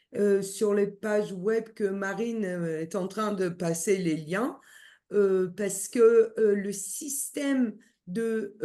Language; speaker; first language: French; non-native, fluent; Turkish